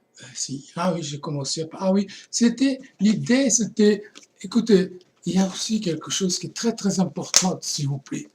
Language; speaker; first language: French; non-native, fluent; Portuguese